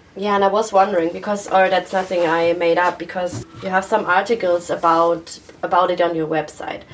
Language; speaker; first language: English; non-native, fluent; German